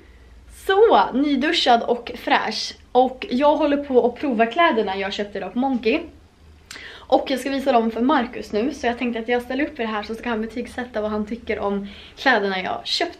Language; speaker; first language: Swedish; native; Swedish